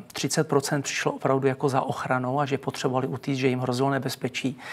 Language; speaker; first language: Czech; early bilingual, heritage; Czech